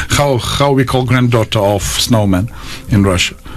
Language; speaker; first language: English; non-native, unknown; Russian